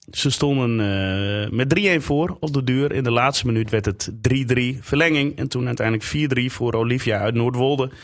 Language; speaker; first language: Dutch; native; Dutch